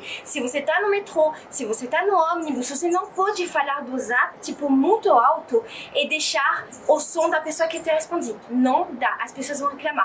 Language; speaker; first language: Portuguese; non-native, fluent; French